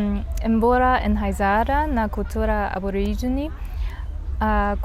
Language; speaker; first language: Portuguese; non-native, learner; Chinese